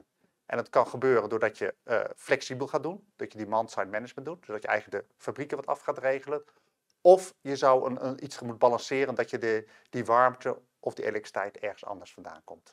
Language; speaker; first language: Dutch; native; Dutch